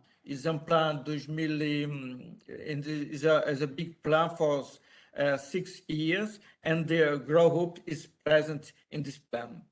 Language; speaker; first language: English; non-native, learner; Portuguese